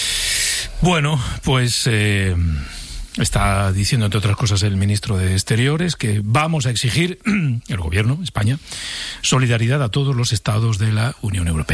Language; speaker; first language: Spanish; native; Spanish